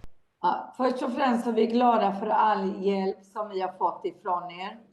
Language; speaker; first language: Swedish; non-native, fluent; Hebrew